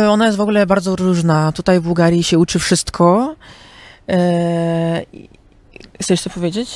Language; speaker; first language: Polish; early bilingual, heritage; Polish